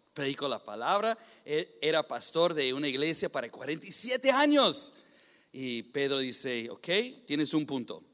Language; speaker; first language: Spanish; non-native, fluent; English